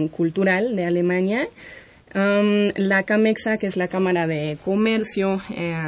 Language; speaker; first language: Spanish; non-native, fluent; German